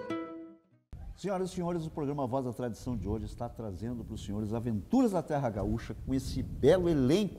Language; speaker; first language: Portuguese; native; Portuguese